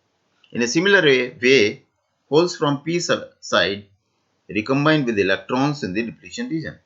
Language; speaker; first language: English; non-native, local second language; Hindi